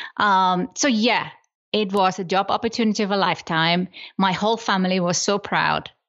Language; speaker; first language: English; non-native, fluent; Icelandic